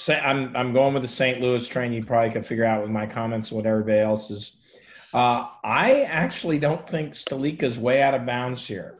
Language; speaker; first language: English; native; English